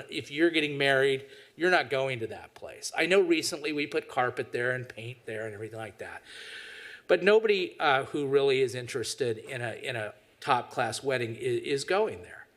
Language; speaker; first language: English; native; English